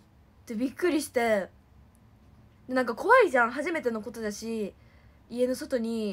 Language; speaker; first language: Japanese; native; Japanese